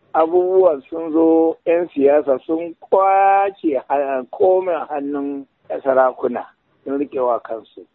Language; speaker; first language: Hausa; non-native, local second language; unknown